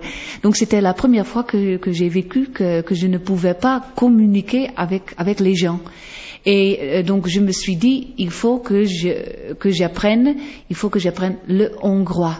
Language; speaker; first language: French; non-native, fluent; Western Frisian